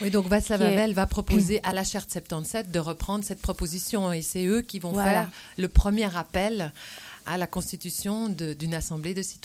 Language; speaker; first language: French; native; French